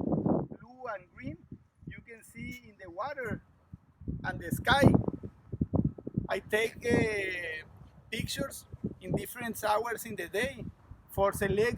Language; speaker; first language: English; non-native, learner; Spanish